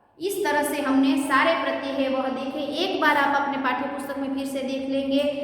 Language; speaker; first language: Hindi; non-native, local second language; Gujarati